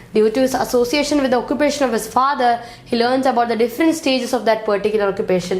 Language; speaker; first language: English; non-native, local second language; Malayalam